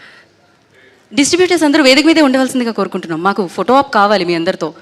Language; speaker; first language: Telugu; native; Telugu